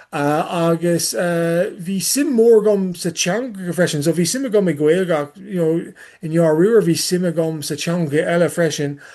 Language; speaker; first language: Irish; non-native, learner; English